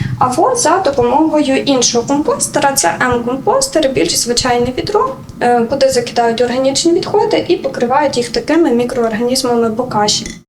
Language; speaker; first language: Ukrainian; native; Ukrainian